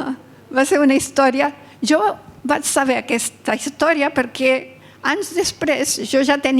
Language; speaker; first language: Catalan; early bilingual, heritage; Catalan